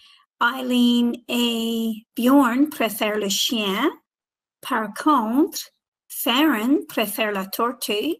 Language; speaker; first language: French; non-native, fluent; English